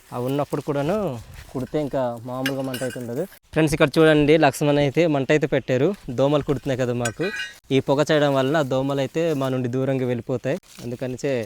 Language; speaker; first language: Telugu; non-native, local second language; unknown